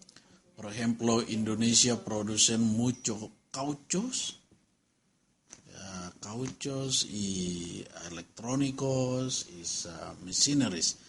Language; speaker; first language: Spanish; non-native, learner; Indonesian